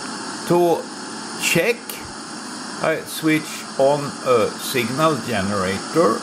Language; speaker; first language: English; non-native, fluent; Swedish